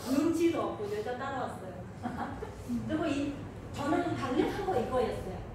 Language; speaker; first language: Korean; non-native, fluent; Vietnamese